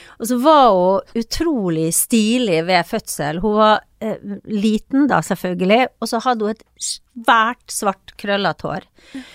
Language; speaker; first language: Norwegian; native; Norwegian